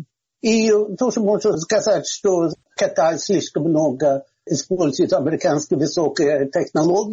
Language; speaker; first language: Russian; non-native, fluent; Swedish